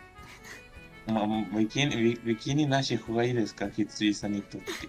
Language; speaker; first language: Japanese; non-native, fluent; Spanish